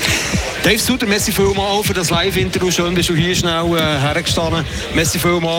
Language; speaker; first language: German; native; German